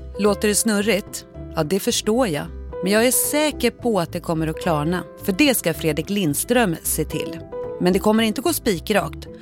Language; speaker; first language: Swedish; native; Swedish